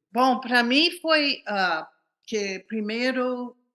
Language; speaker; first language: Portuguese; non-native, fluent; English